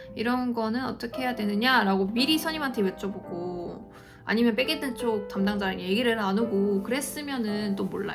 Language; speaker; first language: Korean; native; Korean